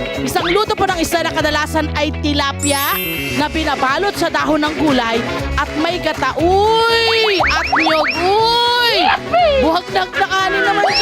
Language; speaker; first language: Filipino; native; Filipino